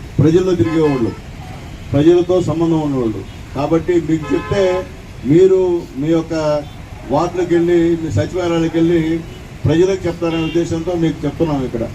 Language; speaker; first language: Telugu; native; Telugu